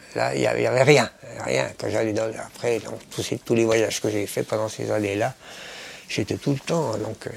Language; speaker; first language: French; native; French